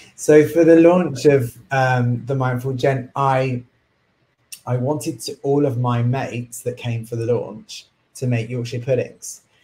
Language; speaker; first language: English; native; English